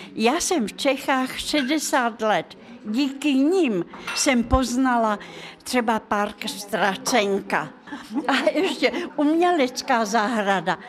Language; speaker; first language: Czech; non-native, fluent; Russian